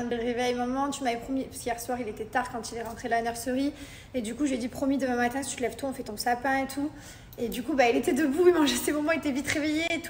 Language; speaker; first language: French; native; French